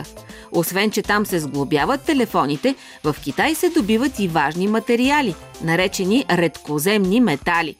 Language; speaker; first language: Bulgarian; native; Bulgarian